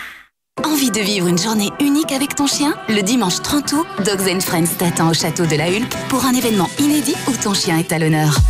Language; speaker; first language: French; native; French